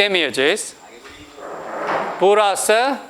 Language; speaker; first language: Turkish; non-native, fluent; Urdu